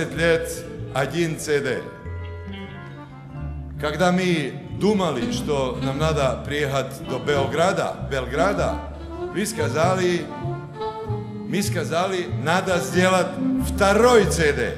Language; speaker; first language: Russian; non-native, learner; Serbian